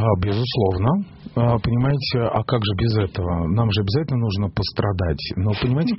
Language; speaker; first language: Russian; native; Russian